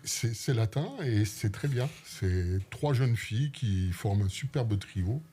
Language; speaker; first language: French; native; French